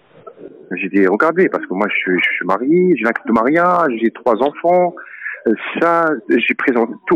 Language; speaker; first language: French; non-native, learner; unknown